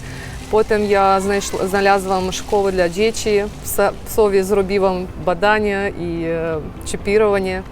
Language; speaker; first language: Polish; non-native, learner; Ukrainian